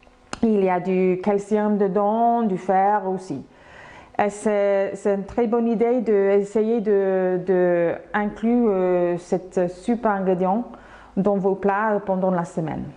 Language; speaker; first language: French; non-native, fluent; English